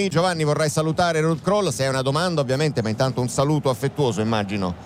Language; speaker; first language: Italian; native; Italian